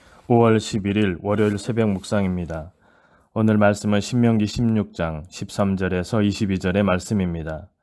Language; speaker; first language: Korean; native; Korean